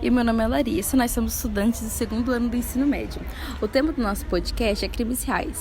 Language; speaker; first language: Portuguese; native; Portuguese